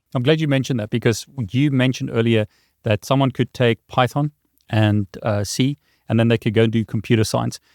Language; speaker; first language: English; native; English